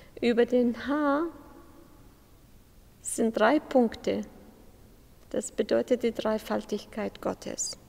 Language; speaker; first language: German; non-native, fluent; Syriac